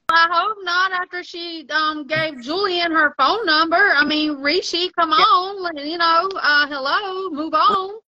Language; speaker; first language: English; native; English